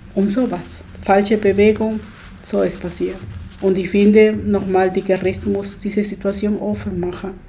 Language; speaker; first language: German; non-native, learner; Spanish